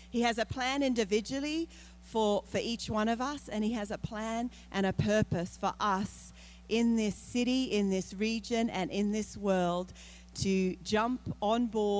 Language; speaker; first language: English; native; English